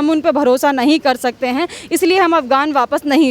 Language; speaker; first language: Hindi; native; Hindi